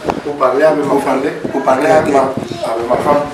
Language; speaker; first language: French; non-native, learner; Spanish